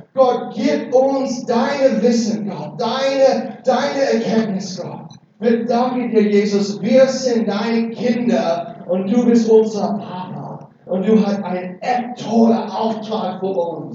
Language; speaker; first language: German; non-native, learner; English